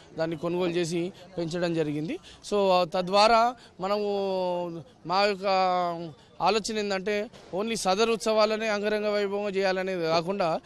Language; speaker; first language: Telugu; native; Telugu